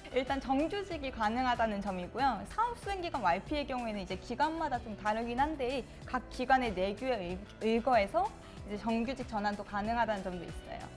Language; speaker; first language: Korean; native; Korean